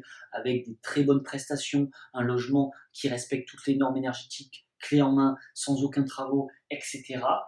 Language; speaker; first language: French; native; French